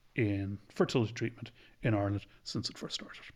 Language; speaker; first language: English; native; English